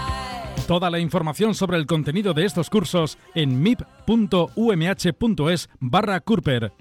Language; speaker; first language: Spanish; native; Spanish